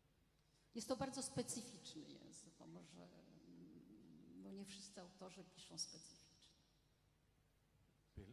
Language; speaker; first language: Polish; non-native, fluent; French